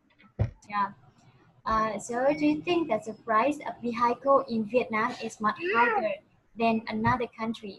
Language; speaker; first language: English; non-native, fluent; Vietnamese